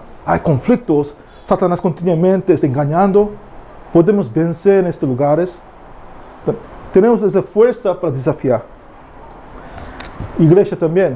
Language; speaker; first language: Spanish; non-native, learner; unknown